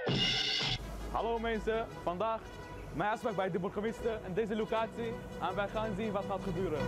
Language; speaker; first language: Dutch; non-native, learner; Arabic